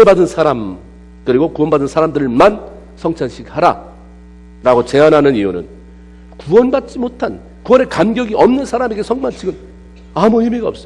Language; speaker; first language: Korean; native; Korean